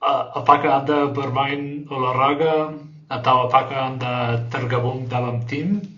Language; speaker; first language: Indonesian; non-native, learner; English